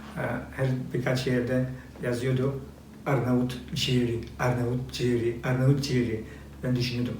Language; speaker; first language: Turkish; non-native, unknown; Albanian